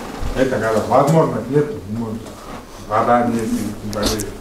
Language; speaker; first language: Russian; non-native, local second language; Kyrgyz